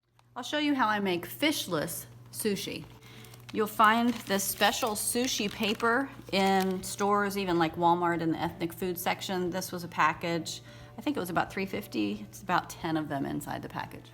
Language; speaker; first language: English; native; English